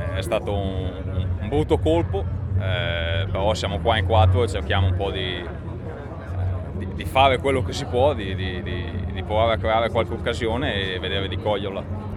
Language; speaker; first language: Italian; native; Italian